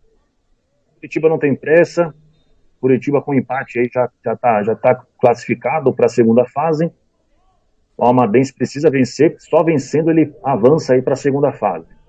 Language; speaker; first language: Portuguese; native; Portuguese